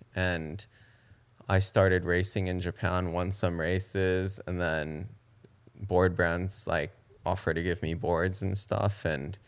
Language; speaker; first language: English; early bilingual, other home language; Japanese